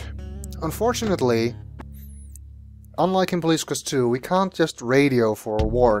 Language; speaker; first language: English; native; English